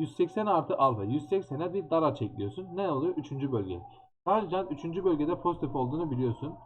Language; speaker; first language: Turkish; native; Turkish